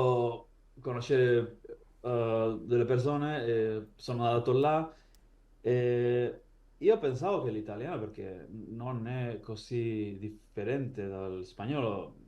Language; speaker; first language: Italian; non-native, learner; Spanish